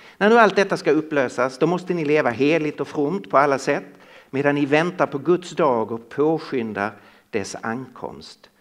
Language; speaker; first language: Swedish; native; Swedish